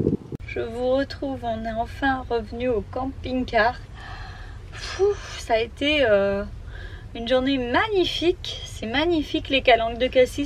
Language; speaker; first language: French; native; French